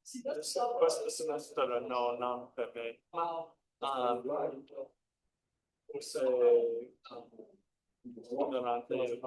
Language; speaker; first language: Italian; non-native, learner; English